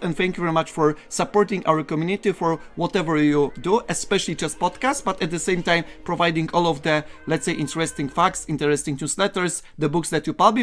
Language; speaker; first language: English; non-native, fluent; Polish